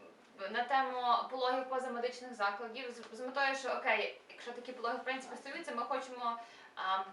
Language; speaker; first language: Ukrainian; native; Ukrainian